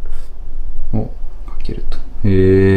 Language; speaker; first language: Japanese; native; Japanese